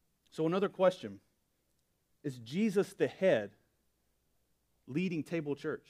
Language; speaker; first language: English; native; English